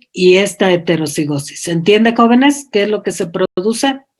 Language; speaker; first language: Spanish; native; Spanish